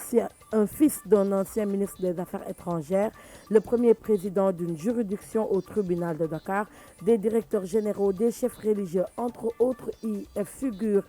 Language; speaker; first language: French; non-native, local second language; Wolof